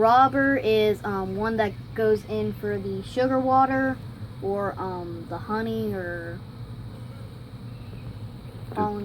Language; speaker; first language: English; native; English